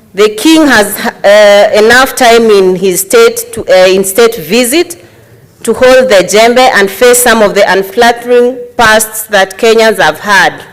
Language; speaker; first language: English; non-native, local second language; Gusii